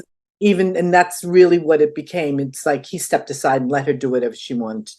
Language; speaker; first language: English; native; English